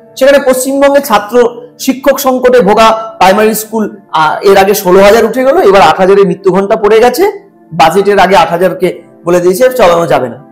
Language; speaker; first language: Bangla; non-native, local second language; Sadri